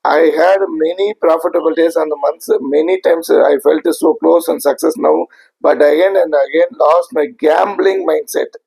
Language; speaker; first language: English; non-native, local second language; Tamil